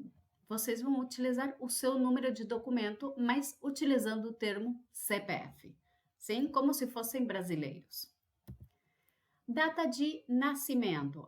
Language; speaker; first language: Portuguese; non-native, fluent; Spanish